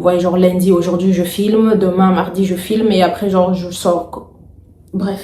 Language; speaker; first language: French; native; French